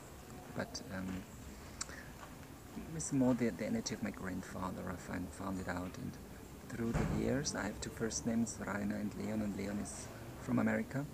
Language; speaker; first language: English; non-native, fluent; German